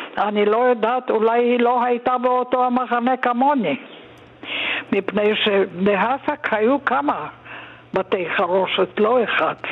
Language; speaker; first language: Hebrew; non-native, fluent; Polish